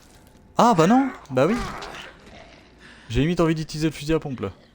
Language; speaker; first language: French; native; French